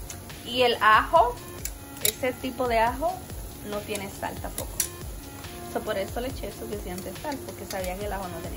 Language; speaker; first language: Spanish; early bilingual, heritage; Spanish